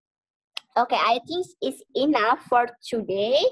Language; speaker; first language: English; non-native, learner; Indonesian